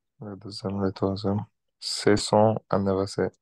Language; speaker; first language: French; non-native, learner; Arabic